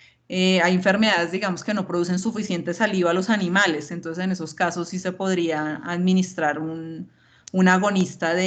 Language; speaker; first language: Spanish; native; Spanish